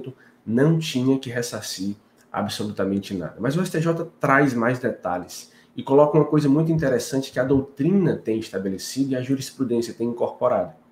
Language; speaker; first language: Portuguese; native; Portuguese